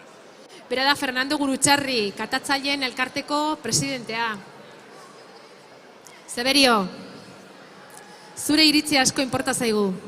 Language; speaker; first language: Basque; native; Basque